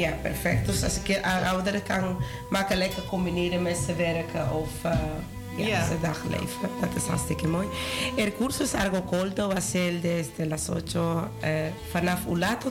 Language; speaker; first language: Dutch; non-native, learner; Spanish